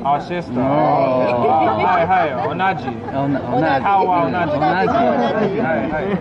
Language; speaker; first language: Japanese; non-native, learner; English